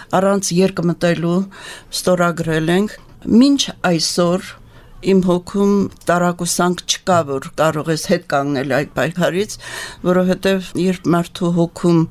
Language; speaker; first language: Armenian; native; Armenian